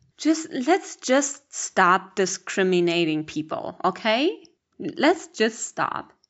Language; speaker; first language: English; non-native, fluent; German